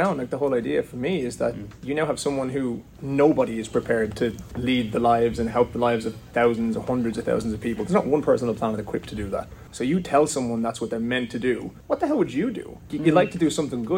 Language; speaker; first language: English; native; English